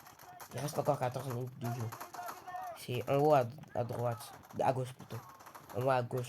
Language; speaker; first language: French; native; French